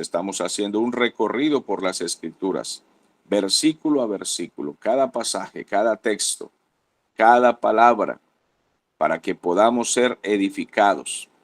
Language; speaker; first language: Spanish; native; Spanish